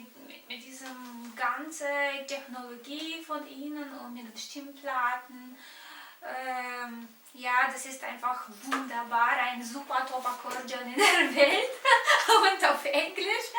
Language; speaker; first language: German; non-native, fluent; Romanian